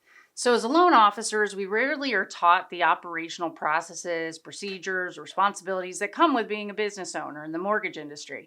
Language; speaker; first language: English; native; English